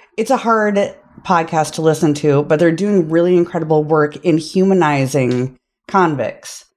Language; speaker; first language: English; native; English